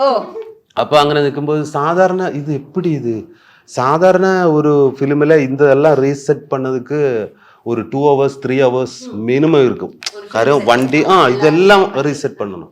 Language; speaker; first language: Tamil; non-native, learner; Malayalam